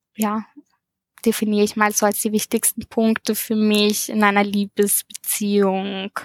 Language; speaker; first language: German; early bilingual, heritage; German